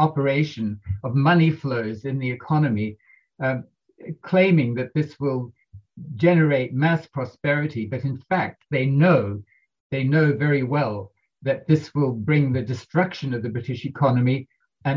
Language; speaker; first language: English; native; English